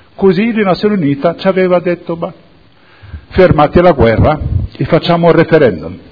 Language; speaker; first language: Italian; non-native, fluent; Arabic